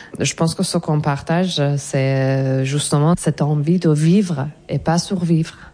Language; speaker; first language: French; non-native, fluent; Persian